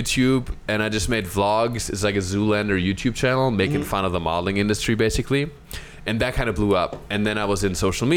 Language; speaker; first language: English; non-native, fluent; German